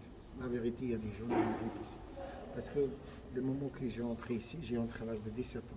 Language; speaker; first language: French; non-native, fluent; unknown